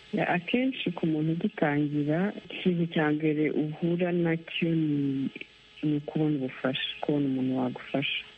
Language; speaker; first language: Kinyarwanda; native; Kinyarwanda